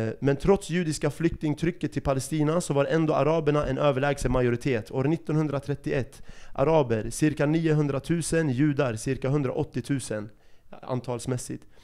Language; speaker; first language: Swedish; early bilingual, other home language; Arabic